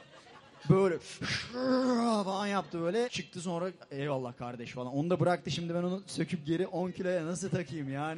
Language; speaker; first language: Turkish; native; Turkish